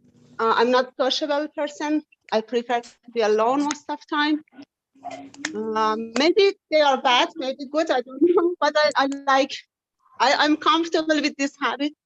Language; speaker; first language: English; non-native, learner; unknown